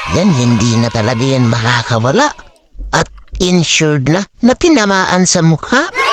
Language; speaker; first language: Filipino; native; Filipino